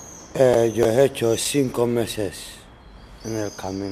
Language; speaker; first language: Spanish; non-native, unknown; Arabic